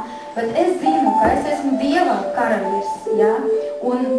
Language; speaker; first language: Latvian; non-native, learner; Russian